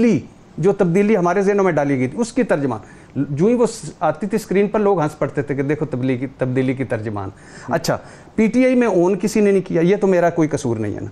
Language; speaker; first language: Urdu; native; Urdu